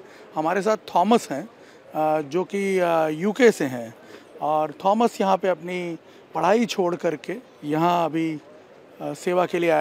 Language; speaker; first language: Hindi; native; Hindi